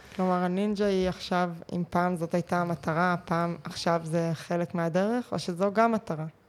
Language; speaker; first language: Hebrew; native; Hebrew